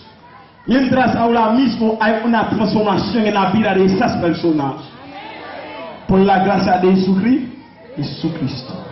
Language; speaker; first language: Spanish; non-native, fluent; Haitian Creole